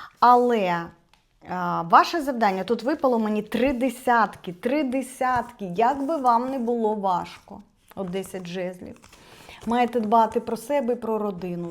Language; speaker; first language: Ukrainian; non-native, local second language; Russian